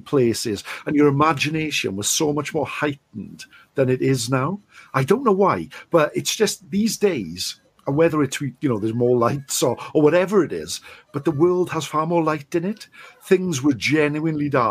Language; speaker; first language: English; native; English